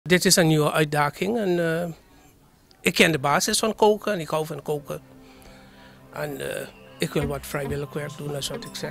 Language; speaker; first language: Dutch; non-native, fluent; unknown